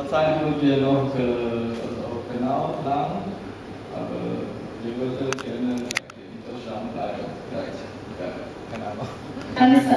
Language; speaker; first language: German; non-native, learner; Chinese